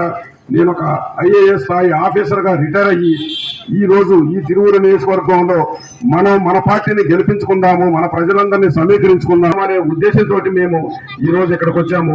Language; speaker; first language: Telugu; native; Telugu